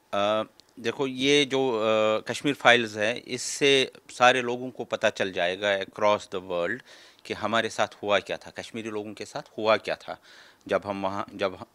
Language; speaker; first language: Hindi; non-native, local second language; Kashmiri